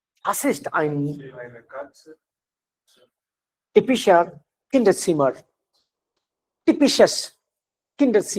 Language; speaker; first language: German; non-native, fluent; Hindi